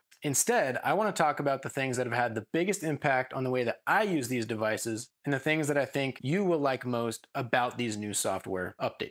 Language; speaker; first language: English; native; English